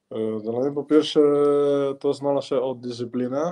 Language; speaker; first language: Polish; non-native, learner; Spanish